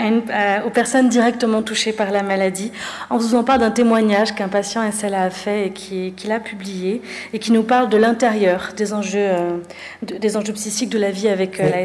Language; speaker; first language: French; native; French